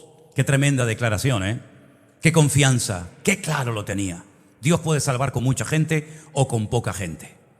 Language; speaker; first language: Spanish; native; Spanish